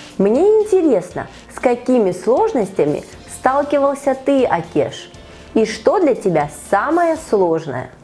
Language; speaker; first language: Russian; native; Russian